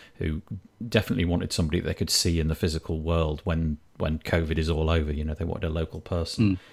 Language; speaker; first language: English; native; English